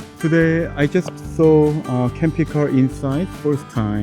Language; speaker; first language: English; non-native, learner; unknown